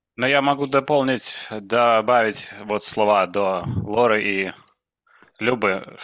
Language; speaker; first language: Russian; non-native, local second language; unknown